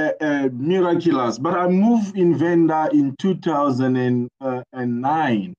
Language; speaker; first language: English; non-native, fluent; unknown